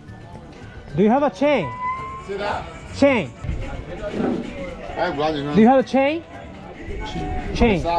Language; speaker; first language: English; non-native, learner; Japanese